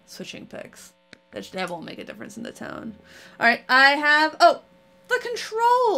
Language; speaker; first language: English; native; English